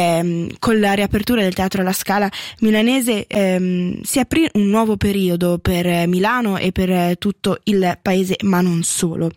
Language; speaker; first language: Italian; native; Italian